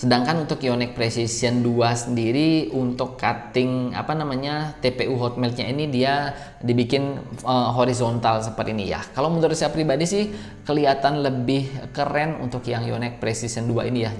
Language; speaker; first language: Indonesian; native; Indonesian